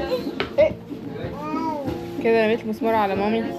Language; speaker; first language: Arabic; native; Arabic